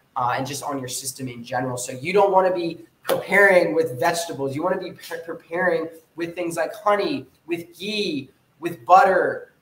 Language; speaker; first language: English; native; English